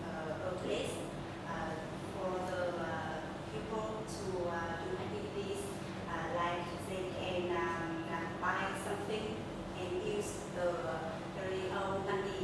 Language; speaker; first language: English; non-native, local second language; Vietnamese